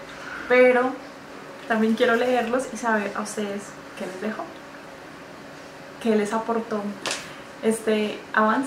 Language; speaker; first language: Spanish; native; Spanish